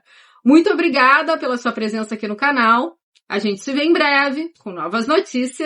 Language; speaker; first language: Portuguese; native; Portuguese